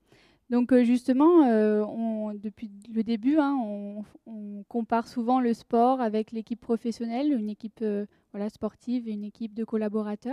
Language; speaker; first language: French; native; French